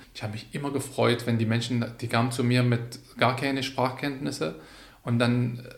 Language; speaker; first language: German; non-native, fluent; Arabic